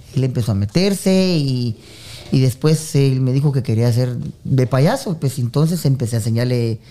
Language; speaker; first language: Spanish; native; Spanish